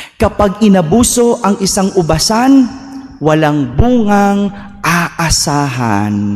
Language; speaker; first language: Filipino; native; Filipino